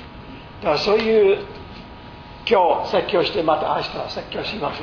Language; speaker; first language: Japanese; non-native, fluent; English